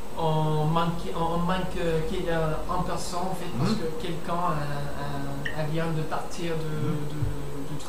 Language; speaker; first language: French; non-native, learner; English